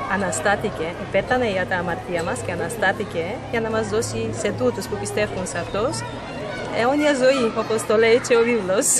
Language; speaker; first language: Greek; non-native, fluent; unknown